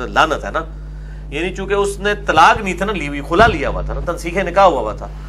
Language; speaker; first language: Urdu; non-native, local second language; Punjabi